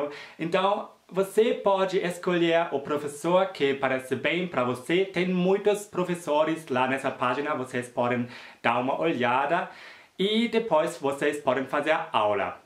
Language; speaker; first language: Portuguese; non-native, fluent; German